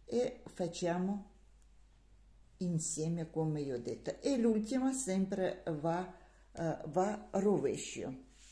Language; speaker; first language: Italian; non-native, learner; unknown